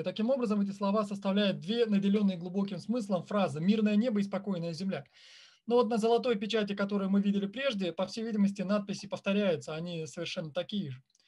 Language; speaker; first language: Russian; native; Russian